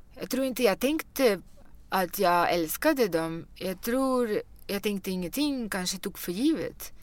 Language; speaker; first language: Swedish; non-native, fluent; Russian